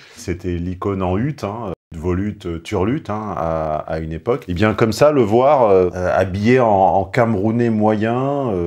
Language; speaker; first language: French; native; French